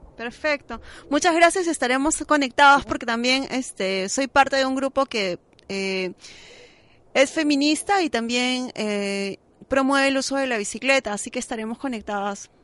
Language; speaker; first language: Spanish; native; Spanish